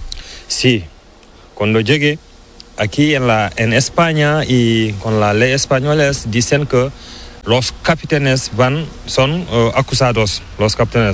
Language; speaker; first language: Spanish; non-native, learner; Fula